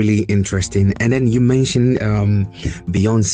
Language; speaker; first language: English; non-native, local second language; Ga